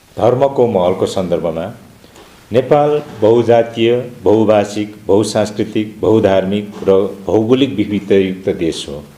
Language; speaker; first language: Nepali; non-native, local second language; Limburgish